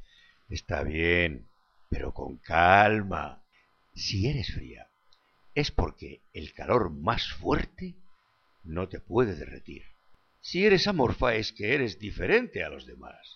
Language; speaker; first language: Spanish; native; Spanish